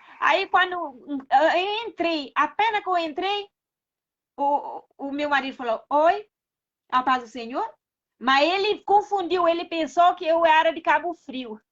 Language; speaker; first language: Portuguese; non-native, local second language; Kabuverdianu